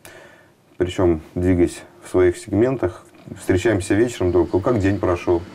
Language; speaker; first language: Russian; native; Russian